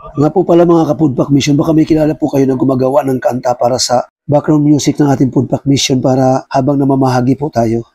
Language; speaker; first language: Filipino; non-native, local second language; Cebuano